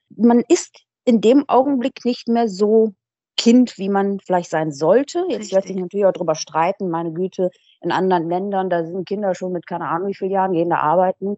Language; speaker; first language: German; early bilingual, other home language; Persian